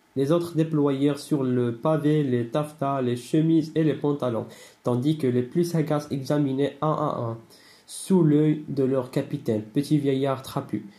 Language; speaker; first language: French; non-native, local second language; Arabic